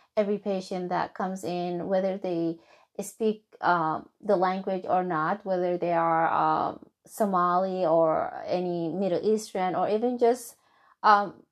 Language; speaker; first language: English; non-native, fluent; Somali